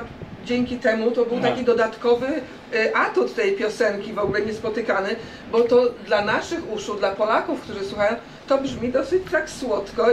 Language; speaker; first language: Polish; native; Polish